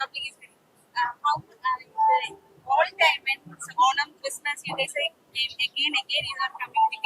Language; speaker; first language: English; non-native, local second language; Malayalam